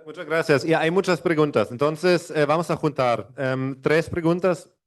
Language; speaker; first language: Spanish; non-native, fluent; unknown